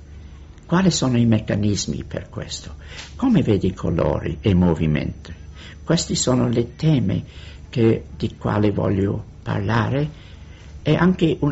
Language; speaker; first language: Italian; non-native, fluent; English